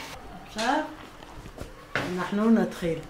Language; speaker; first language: Hebrew; non-native, fluent; Arabic